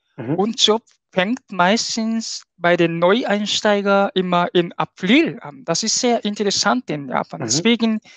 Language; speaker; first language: German; non-native, fluent; Japanese